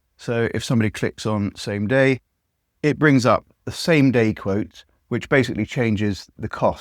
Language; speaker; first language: English; native; English